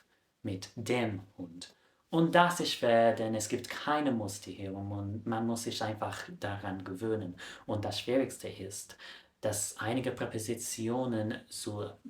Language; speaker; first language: German; non-native, fluent; English